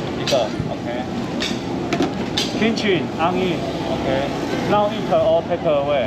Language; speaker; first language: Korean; non-native, learner; Chinese